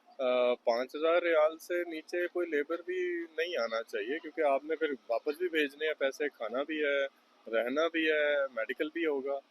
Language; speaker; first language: Urdu; non-native, local second language; Punjabi